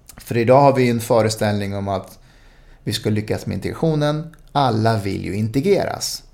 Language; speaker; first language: Swedish; early bilingual, other home language; Spanish